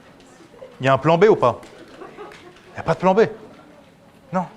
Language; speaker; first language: French; native; French